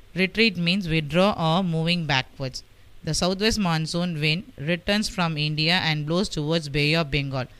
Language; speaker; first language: English; non-native, local second language; Tamil